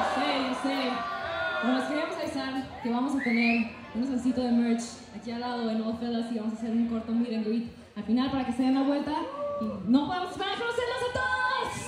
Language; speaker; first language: Spanish; native; Spanish